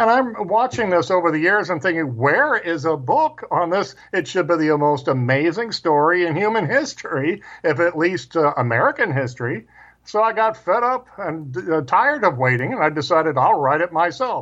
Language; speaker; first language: English; native; English